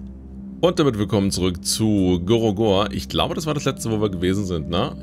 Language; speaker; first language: German; native; German